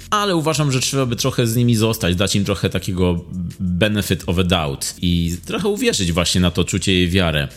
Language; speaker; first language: Polish; native; Polish